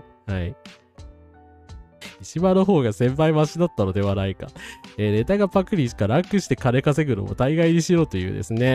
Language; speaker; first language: Japanese; native; Japanese